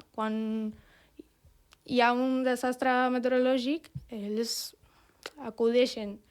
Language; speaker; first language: Catalan; non-native, fluent; Spanish